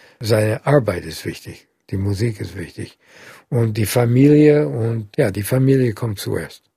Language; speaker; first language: German; non-native, fluent; English